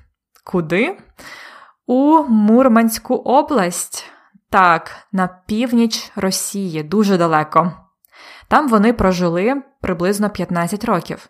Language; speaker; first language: Ukrainian; native; Ukrainian